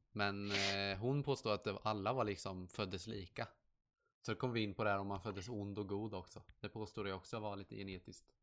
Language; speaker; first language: Swedish; native; Swedish